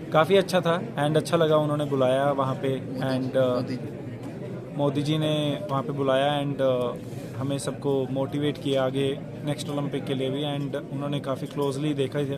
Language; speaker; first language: Hindi; non-native, local second language; Punjabi